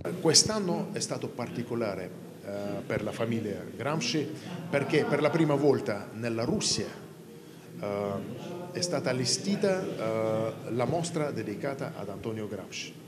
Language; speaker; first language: Italian; non-native, fluent; Russian